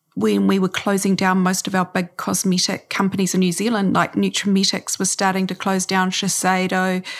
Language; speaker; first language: English; native; English